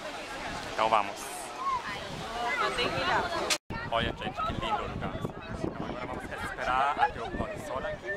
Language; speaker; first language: Portuguese; non-native, fluent; German